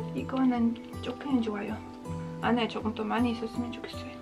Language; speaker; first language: Korean; non-native, fluent; Latvian